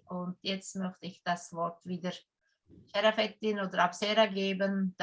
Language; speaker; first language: German; non-native, fluent; Turkish